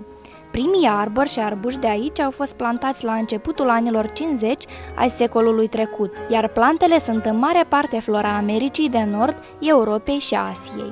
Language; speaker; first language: Romanian; native; Romanian